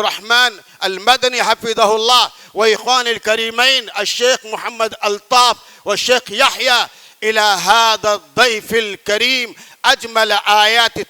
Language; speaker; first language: Arabic; non-native, fluent; Urdu